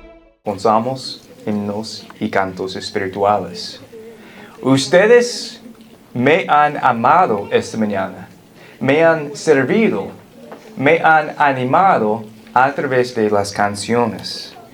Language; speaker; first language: Spanish; non-native, fluent; English